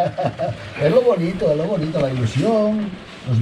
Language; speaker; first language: Spanish; non-native, local second language; Galician